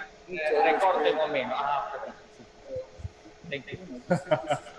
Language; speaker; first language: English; non-native, learner; Italian